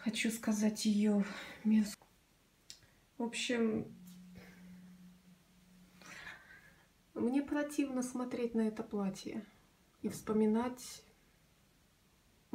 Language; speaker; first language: Russian; native; Russian